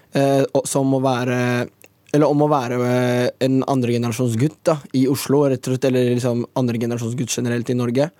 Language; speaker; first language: Norwegian; native; Norwegian